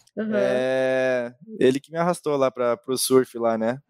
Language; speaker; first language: Portuguese; native; Portuguese